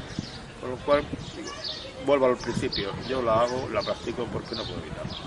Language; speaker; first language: Spanish; native; Spanish